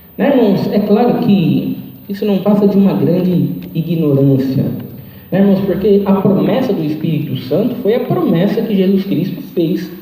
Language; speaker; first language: Portuguese; native; Portuguese